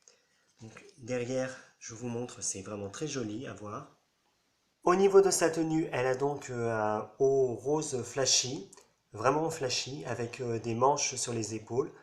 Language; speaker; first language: French; native; French